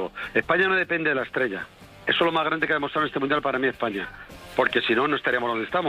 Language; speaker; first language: Spanish; native; Spanish